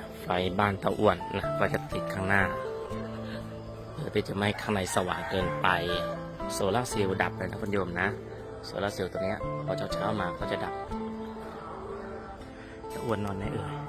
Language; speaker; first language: Thai; native; Thai